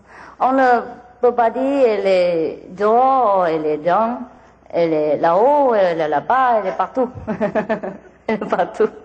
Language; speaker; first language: French; non-native, learner; Vietnamese